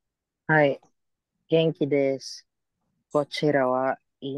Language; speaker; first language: Japanese; non-native, learner; Filipino